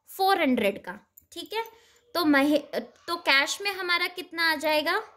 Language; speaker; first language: Hindi; native; Hindi